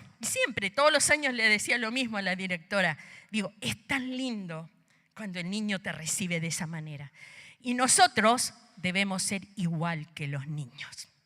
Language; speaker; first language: Spanish; native; Spanish